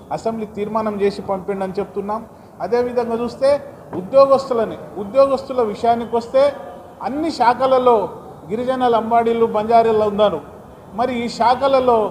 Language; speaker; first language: Telugu; non-native, local second language; Lambadi